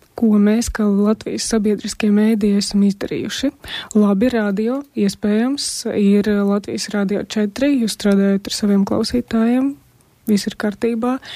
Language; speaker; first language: Latvian; non-native, local second language; Russian